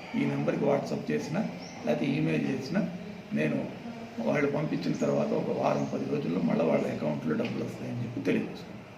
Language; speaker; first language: Telugu; native; Telugu